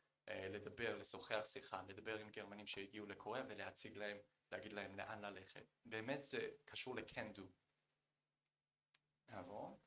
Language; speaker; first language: Hebrew; non-native, fluent; Korean